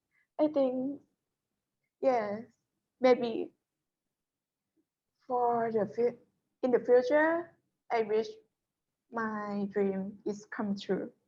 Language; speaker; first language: English; non-native, learner; Thai